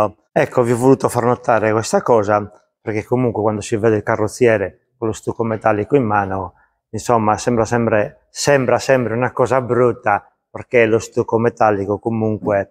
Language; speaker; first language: Italian; native; Italian